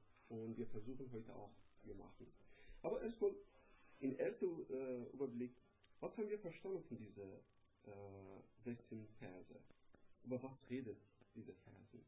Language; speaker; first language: German; non-native, learner; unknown